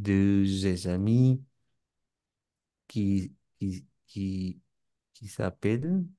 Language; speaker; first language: French; non-native, learner; English